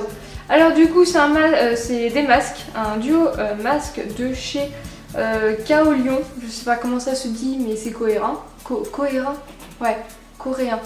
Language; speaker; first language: French; native; French